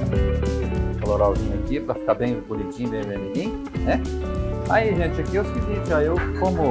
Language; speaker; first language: Portuguese; native; Portuguese